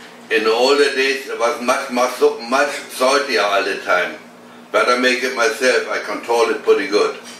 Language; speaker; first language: English; non-native, fluent; German